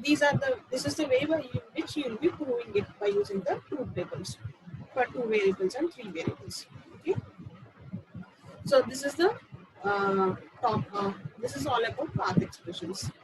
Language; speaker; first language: English; non-native, local second language; Telugu